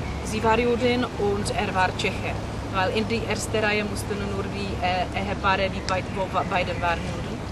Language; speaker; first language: German; non-native, learner; Czech